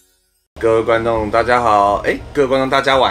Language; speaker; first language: Chinese; native; Chinese